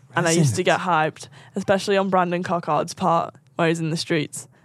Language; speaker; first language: English; native; English